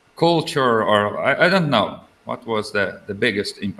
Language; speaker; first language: English; non-native, learner; Portuguese